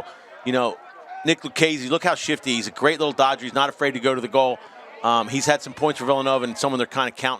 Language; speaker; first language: English; native; English